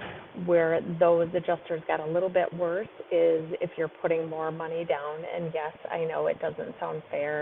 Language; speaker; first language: English; native; English